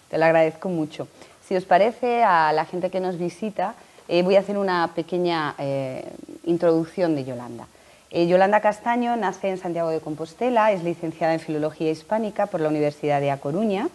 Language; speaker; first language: Spanish; native; Spanish